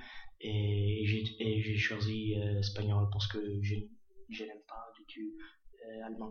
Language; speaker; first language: French; non-native, learner; Italian